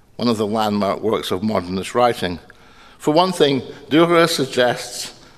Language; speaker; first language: English; native; English